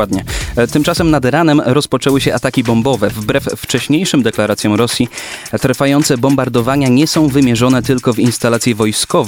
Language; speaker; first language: Polish; native; Polish